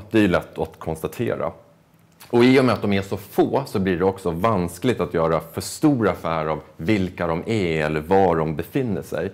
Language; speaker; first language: Swedish; native; Swedish